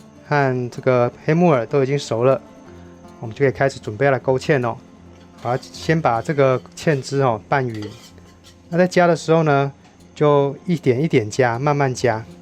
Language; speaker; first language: Chinese; native; Chinese